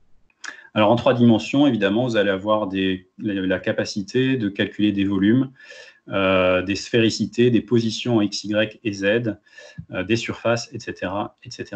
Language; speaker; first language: French; native; French